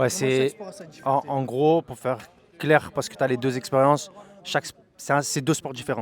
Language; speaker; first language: French; native; French